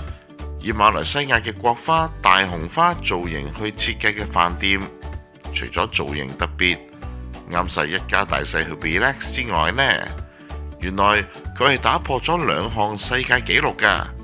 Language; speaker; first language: Cantonese; native; Cantonese